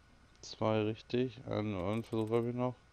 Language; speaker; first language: German; native; German